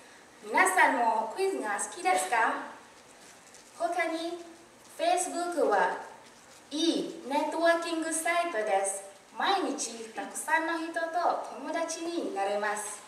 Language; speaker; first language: Japanese; non-native, learner; English